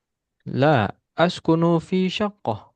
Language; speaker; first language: Arabic; non-native, fluent; Indonesian